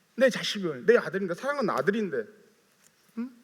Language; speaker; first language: Korean; native; Korean